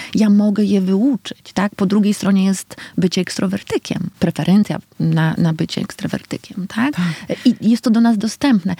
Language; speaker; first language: Polish; native; Polish